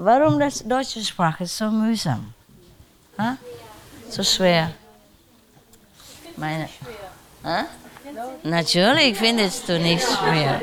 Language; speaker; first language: German; non-native, learner; Vietnamese